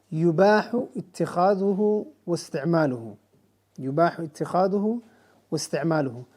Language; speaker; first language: Arabic; non-native, fluent; English